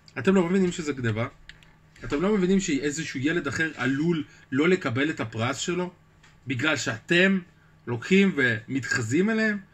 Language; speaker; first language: Hebrew; early bilingual, other home language; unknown